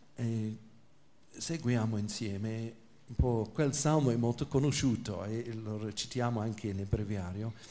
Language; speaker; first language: Italian; non-native, fluent; English